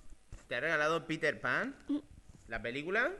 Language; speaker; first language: Spanish; native; Spanish